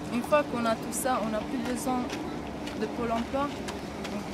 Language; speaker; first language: French; non-native, fluent; Romanian